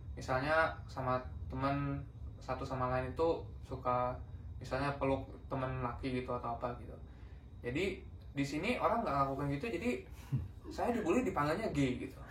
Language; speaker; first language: Indonesian; native; Indonesian